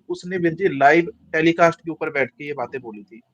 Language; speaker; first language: Hindi; non-native, local second language; Punjabi